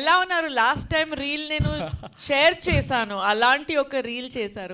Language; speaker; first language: Telugu; non-native, learner; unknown